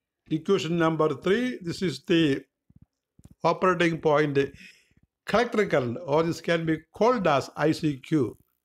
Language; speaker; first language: English; non-native, local second language; Malayalam